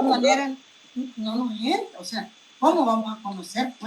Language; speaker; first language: Spanish; native; Spanish